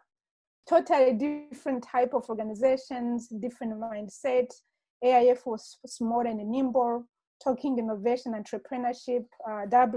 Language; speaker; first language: English; non-native, local second language; Kinyarwanda